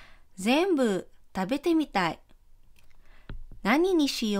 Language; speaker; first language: Japanese; non-native, fluent; Filipino